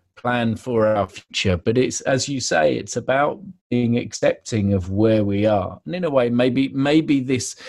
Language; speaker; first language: English; native; English